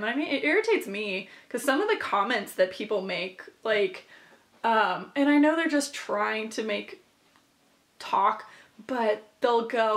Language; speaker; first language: English; native; English